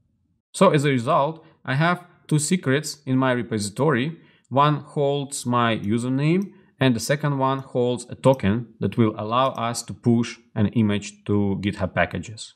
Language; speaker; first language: English; non-native, fluent; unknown